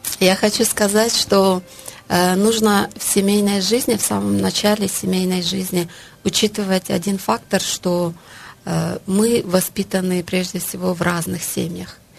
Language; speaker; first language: Russian; non-native, local second language; Tajik